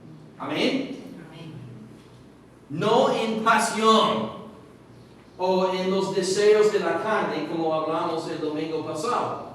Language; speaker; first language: Spanish; non-native, fluent; English